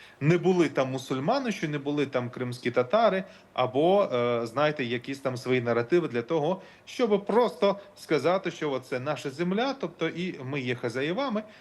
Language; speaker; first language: Ukrainian; non-native, local second language; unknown